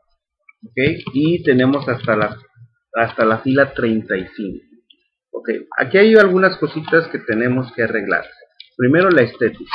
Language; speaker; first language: Spanish; native; Spanish